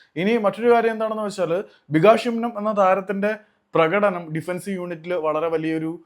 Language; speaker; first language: Malayalam; native; Malayalam